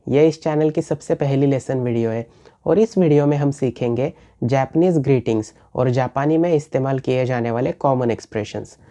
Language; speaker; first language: Hindi; non-native, local second language; Marathi